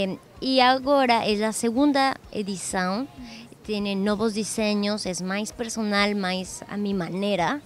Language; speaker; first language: Portuguese; non-native, learner; Spanish